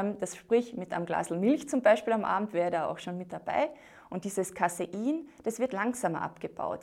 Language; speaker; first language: German; native; German